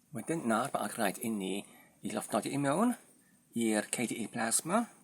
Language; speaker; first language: Welsh; non-native, learner; Polish